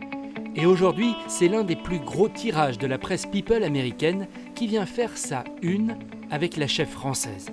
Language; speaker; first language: French; native; French